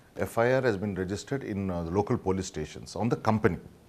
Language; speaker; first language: English; non-native, local second language; Telugu